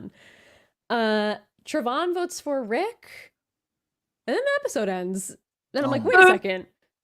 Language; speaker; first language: English; native; English